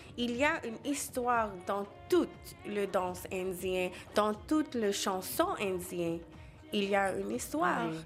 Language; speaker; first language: French; non-native, local second language; Bangla